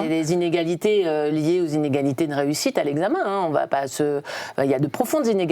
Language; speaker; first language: French; native; French